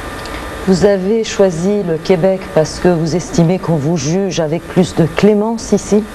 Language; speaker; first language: French; native; French